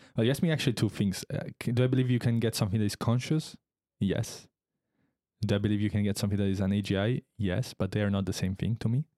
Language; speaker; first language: English; non-native, fluent; Italian